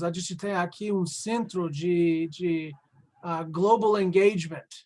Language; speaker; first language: Portuguese; non-native, learner; English